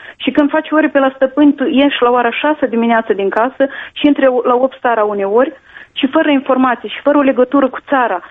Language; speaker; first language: Romanian; native; Romanian